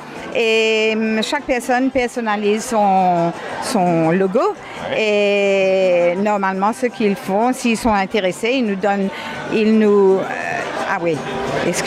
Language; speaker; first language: French; non-native, local second language; Morisyen